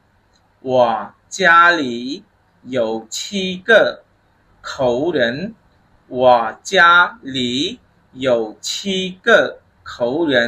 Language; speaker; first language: Chinese; non-native, fluent; Khmer